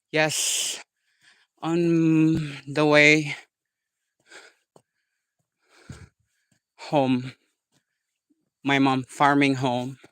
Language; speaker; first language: English; non-native, learner; Indonesian